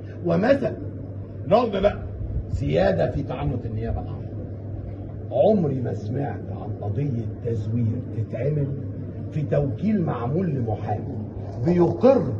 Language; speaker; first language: Arabic; native; Arabic